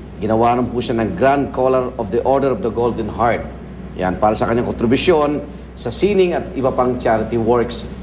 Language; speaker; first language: Filipino; native; Filipino